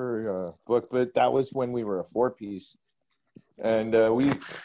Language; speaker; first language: English; native; English